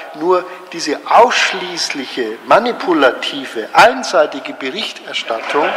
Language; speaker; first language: German; native; German